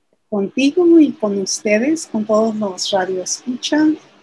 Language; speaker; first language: Spanish; early bilingual, heritage; Spanish